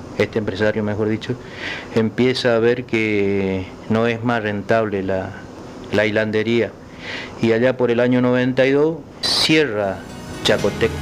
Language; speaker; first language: Spanish; native; Spanish